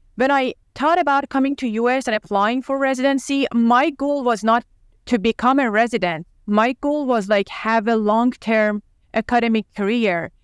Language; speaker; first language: English; non-native, fluent; Persian